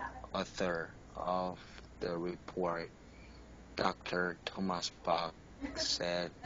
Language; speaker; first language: English; non-native, learner; Korean